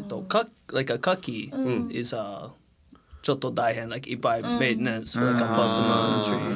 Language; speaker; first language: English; non-native, learner; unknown